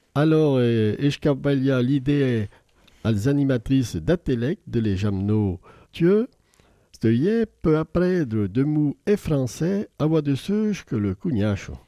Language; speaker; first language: French; native; French